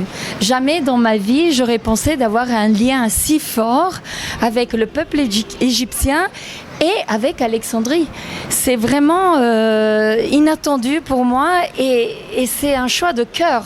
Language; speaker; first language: French; non-native, fluent; Italian